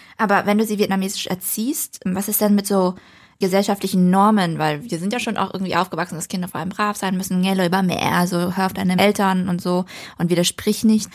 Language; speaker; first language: German; early bilingual, other home language; Vietnamese